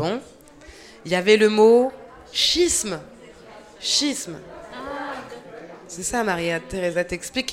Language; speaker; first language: French; native; French